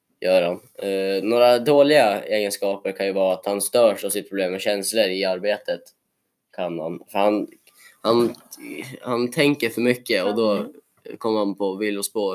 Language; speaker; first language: Swedish; native; Swedish